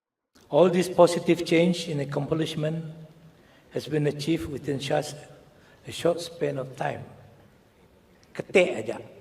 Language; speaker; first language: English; non-native, local second language; Malay